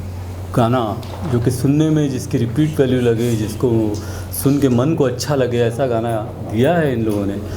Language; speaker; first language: Hindi; native; Hindi